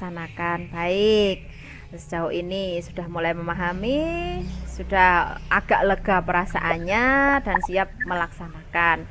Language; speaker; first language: Indonesian; native; Indonesian